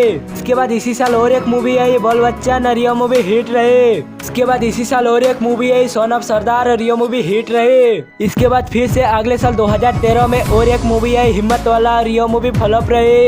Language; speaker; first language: Hindi; non-native, local second language; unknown